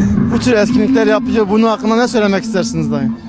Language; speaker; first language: Turkish; non-native, local second language; Kurdish